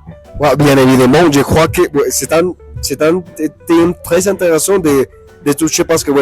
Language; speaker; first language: French; non-native, learner; Spanish